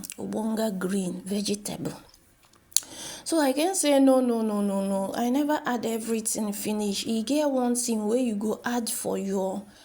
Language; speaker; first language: Nigerian Pidgin; non-native, local second language; Igbo